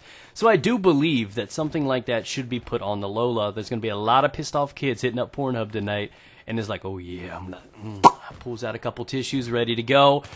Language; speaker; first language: English; native; English